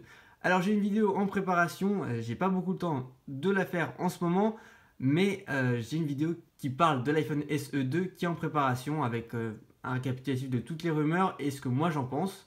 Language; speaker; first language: French; native; French